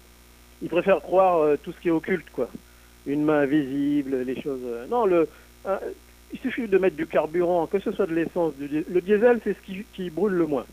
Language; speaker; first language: French; native; French